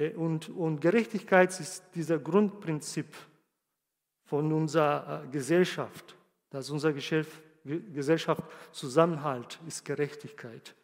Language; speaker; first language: German; non-native, fluent; Portuguese